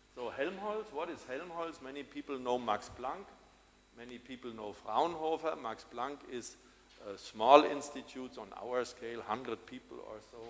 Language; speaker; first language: English; non-native, fluent; German